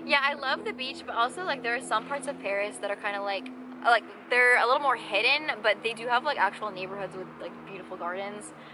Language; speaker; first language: English; native; English